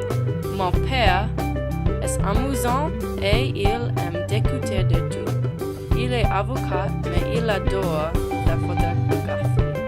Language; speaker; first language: French; non-native, learner; English